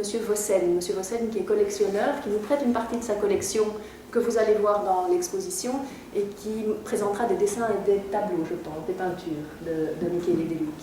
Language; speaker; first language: French; native; French